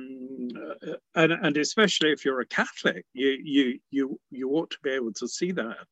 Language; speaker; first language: English; native; English